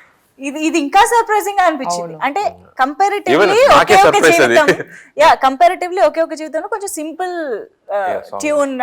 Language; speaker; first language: Telugu; native; Telugu